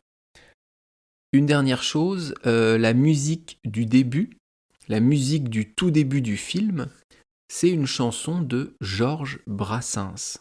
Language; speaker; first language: French; native; French